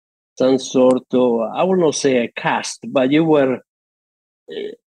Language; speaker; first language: English; non-native, fluent; Spanish